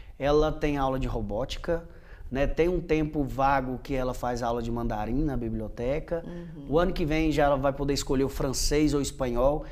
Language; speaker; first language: Portuguese; native; Portuguese